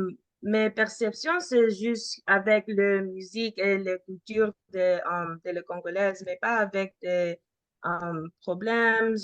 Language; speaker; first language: French; early bilingual, heritage; French